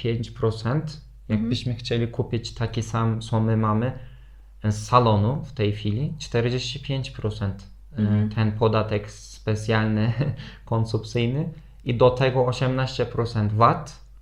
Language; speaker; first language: Polish; non-native, fluent; Turkish